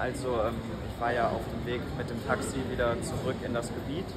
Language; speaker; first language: German; native; German